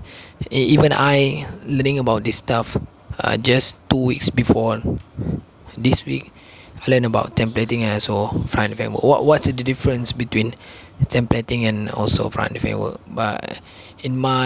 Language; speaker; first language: English; non-native, local second language; Malay